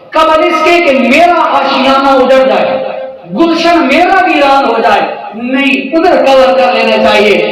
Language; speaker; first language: Urdu; non-native, local second language; Punjabi